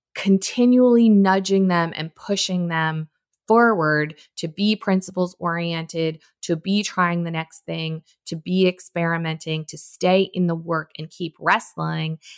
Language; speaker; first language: English; native; English